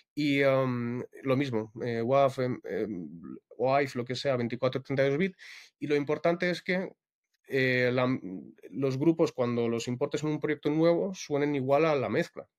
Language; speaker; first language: Spanish; non-native, fluent; Russian